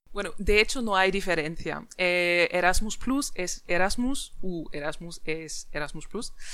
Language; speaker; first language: Spanish; non-native, fluent; German